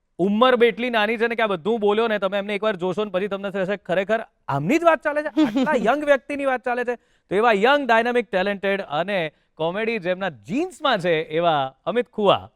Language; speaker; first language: Gujarati; native; Gujarati